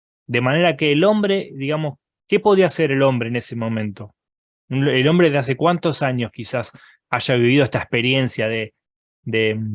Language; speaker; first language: Spanish; native; Spanish